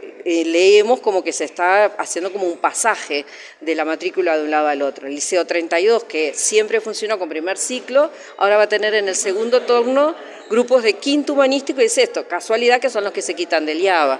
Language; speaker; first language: Spanish; native; Spanish